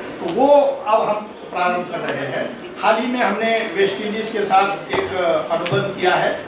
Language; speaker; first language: Hindi; non-native, local second language; Marathi